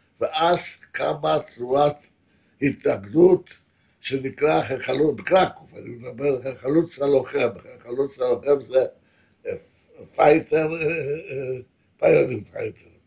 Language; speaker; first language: Hebrew; non-native, fluent; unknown